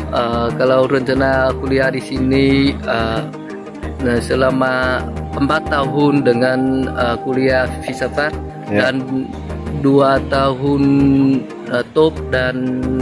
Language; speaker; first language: Indonesian; non-native, learner; Vietnamese